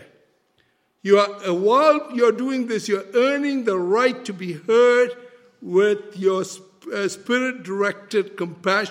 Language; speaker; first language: English; non-native, local second language; Malay